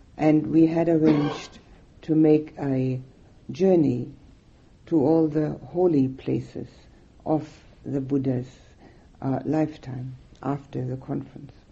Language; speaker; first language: English; non-native, fluent; German